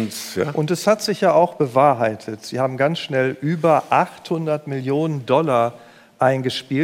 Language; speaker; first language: German; native; German